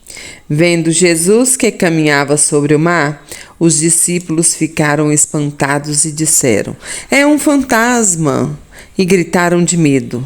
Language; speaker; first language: Portuguese; native; Portuguese